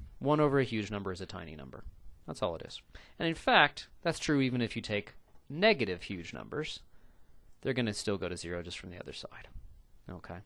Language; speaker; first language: English; native; English